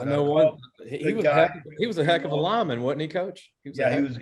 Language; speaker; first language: English; native; English